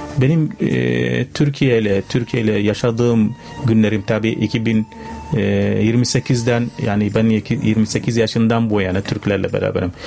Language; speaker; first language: Turkish; non-native, fluent; Arabic